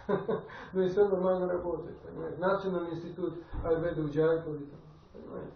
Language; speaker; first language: Russian; non-native, fluent; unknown